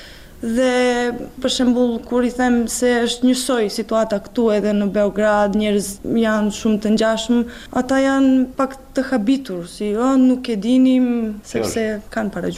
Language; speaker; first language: Albanian; non-native, fluent; Serbian